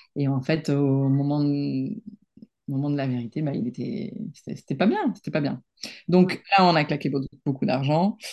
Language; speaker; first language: French; non-native, fluent; Spanish